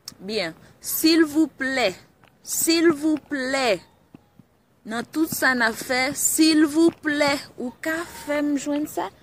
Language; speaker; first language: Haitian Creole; early bilingual, heritage; Haitian Creole